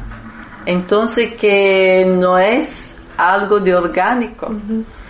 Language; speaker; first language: Spanish; non-native, fluent; Italian